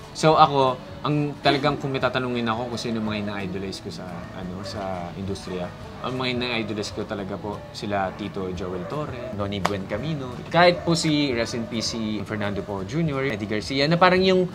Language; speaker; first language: Filipino; native; Filipino